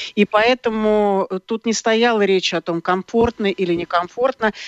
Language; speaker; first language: Russian; native; Russian